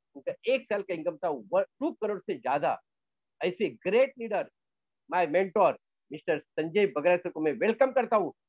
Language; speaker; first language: Hindi; non-native, local second language; Marathi